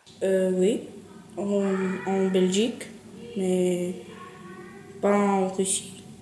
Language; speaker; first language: French; early bilingual, other home language; Chechen